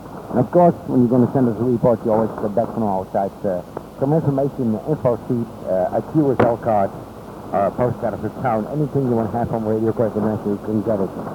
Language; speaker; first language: English; non-native, fluent; Dutch